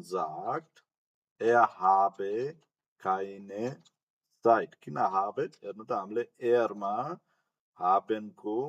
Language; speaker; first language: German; non-native, fluent; Nepali